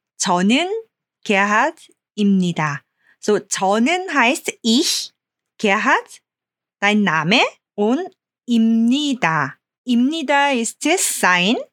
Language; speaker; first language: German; non-native, fluent; Korean